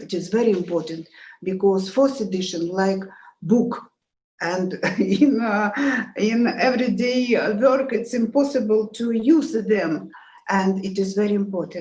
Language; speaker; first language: English; non-native, learner; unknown